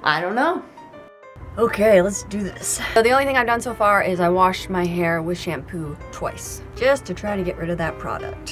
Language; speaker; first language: English; native; English